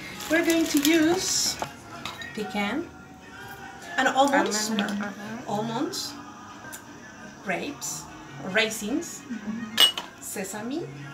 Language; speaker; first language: English; non-native, fluent; Spanish